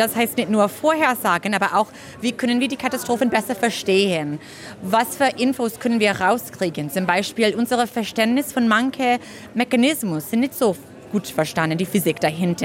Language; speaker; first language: German; non-native, fluent; English